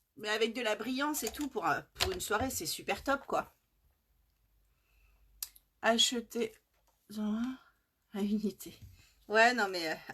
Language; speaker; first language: French; native; French